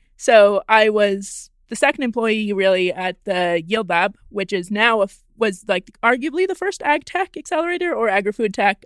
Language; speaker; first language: English; native; English